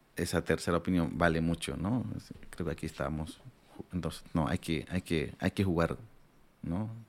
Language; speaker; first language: Spanish; non-native, local second language; Aymara